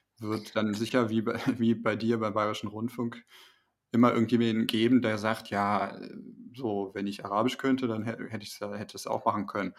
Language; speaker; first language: German; native; German